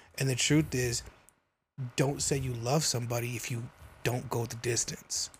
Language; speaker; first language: English; native; English